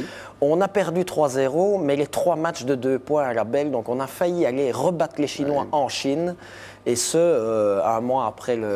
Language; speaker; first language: French; native; French